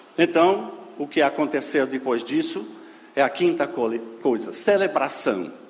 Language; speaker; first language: Portuguese; non-native, fluent; English